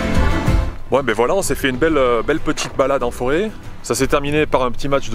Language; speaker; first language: French; native; French